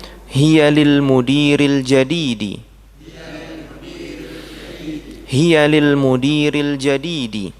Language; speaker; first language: Arabic; non-native, fluent; Indonesian